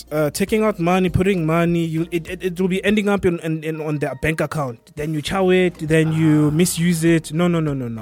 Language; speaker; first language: English; non-native, local second language; Zulu